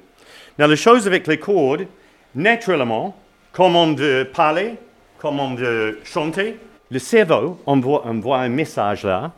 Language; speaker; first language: French; non-native, learner; English